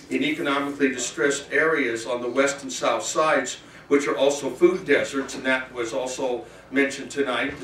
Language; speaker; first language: English; native; English